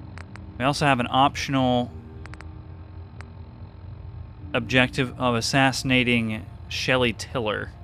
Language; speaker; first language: English; native; English